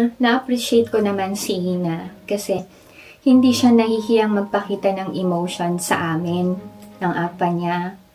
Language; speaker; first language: Filipino; native; Filipino